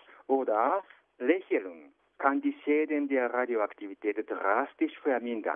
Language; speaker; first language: German; non-native, fluent; Japanese